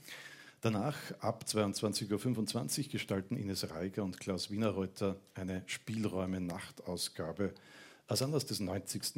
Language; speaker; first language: German; native; German